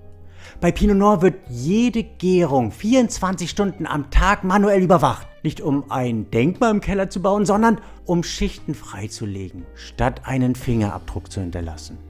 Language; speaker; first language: German; native; German